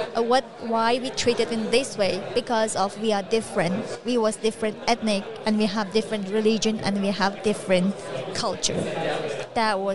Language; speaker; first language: English; non-native, learner; Chinese